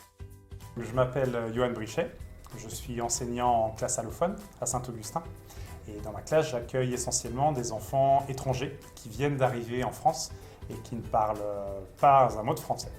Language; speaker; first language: French; native; French